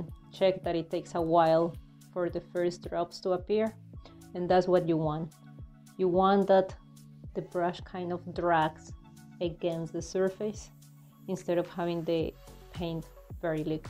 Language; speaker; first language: English; non-native, fluent; Spanish